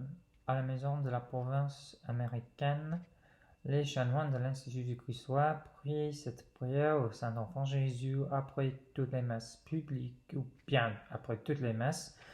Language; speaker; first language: French; non-native, fluent; English